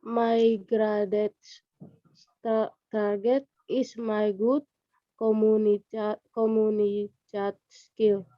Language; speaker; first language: English; non-native, learner; Indonesian